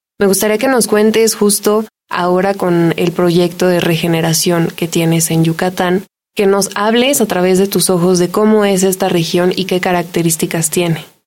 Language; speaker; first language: Spanish; native; Spanish